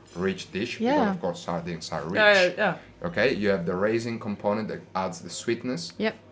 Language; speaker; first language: English; non-native, fluent; Italian